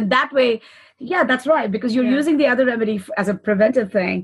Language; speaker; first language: English; non-native, local second language; Hindi